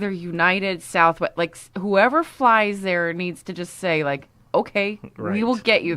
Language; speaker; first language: English; native; English